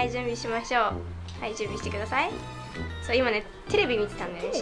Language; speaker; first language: Japanese; native; Japanese